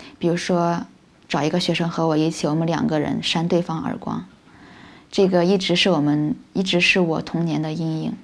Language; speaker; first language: Chinese; native; Chinese